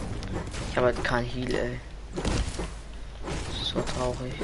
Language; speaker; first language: German; native; German